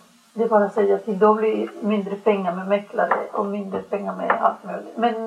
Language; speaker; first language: Swedish; non-native, learner; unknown